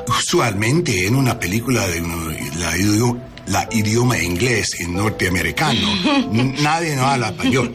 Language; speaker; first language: Spanish; non-native, learner; English